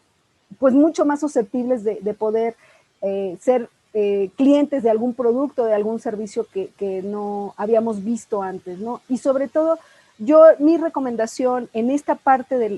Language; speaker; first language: Spanish; native; Spanish